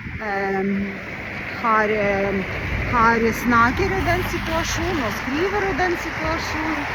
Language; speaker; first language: Norwegian; non-native, learner; Ukrainian